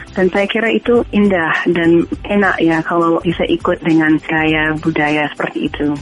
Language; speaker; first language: Indonesian; non-native, fluent; English